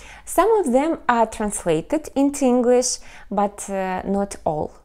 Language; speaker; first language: English; non-native, fluent; Russian